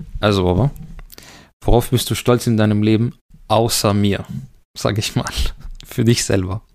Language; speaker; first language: German; early bilingual, other home language; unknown